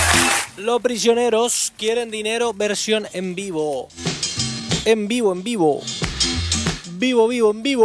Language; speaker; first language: Spanish; native; Spanish